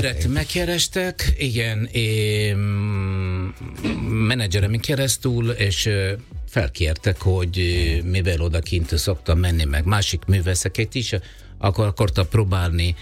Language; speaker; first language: Hungarian; non-native, learner; Italian